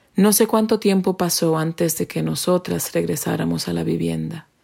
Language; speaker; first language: Spanish; native; Spanish